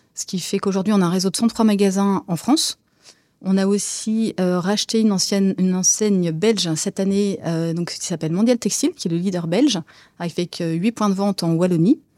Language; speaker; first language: French; native; French